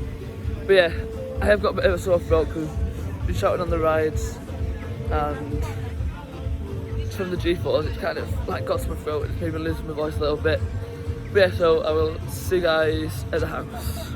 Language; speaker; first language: English; native; English